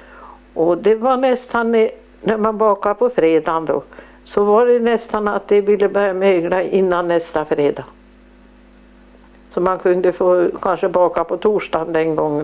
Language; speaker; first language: Swedish; native; Swedish